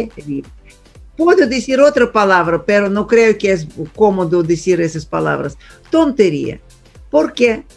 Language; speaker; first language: Spanish; non-native, fluent; Russian